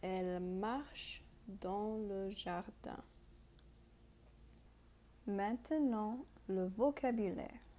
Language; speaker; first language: French; non-native, fluent; English